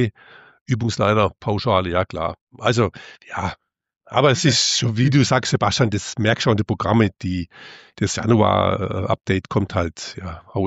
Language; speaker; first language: German; native; German